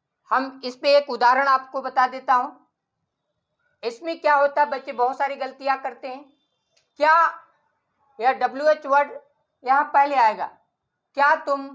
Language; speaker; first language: Hindi; native; Hindi